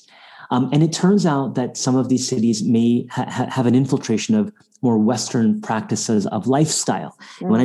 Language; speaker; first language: English; non-native, local second language; Bangla